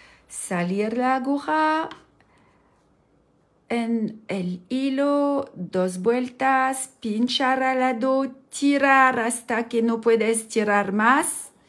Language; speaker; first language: Spanish; non-native, learner; French